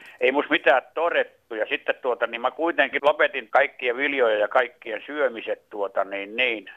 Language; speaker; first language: Finnish; native; Finnish